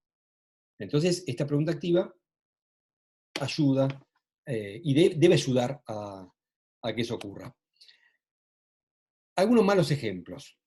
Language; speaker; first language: Spanish; native; Spanish